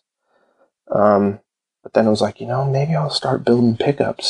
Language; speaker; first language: English; native; English